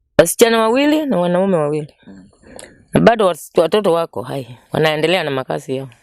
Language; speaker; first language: Swahili; non-native, local second language; Kamba